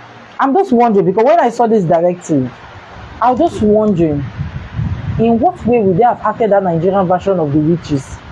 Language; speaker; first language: English; non-native, local second language; Igbo